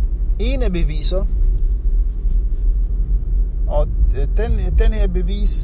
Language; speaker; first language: Danish; non-native, fluent; Arabic